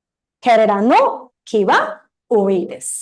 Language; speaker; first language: Japanese; non-native, fluent; Tamil